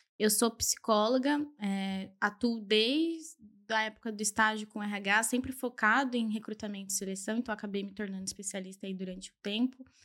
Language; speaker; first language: Portuguese; early bilingual, other home language; Spanish